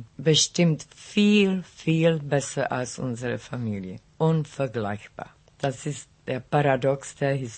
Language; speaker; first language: German; non-native, local second language; Czech